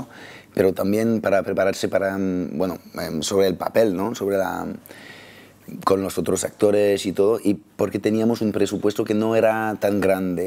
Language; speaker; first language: Spanish; non-native, fluent; French